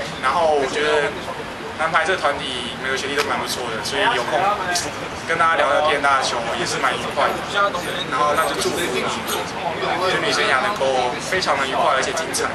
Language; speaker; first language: Chinese; non-native, local second language; Cantonese